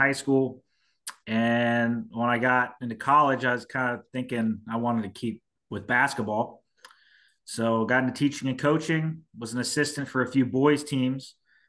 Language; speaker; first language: English; native; English